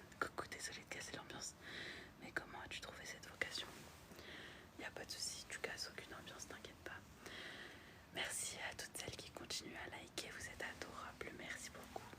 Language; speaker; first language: French; early bilingual, other home language; Arabic